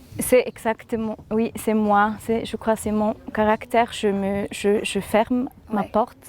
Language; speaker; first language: French; non-native, local second language; Swiss German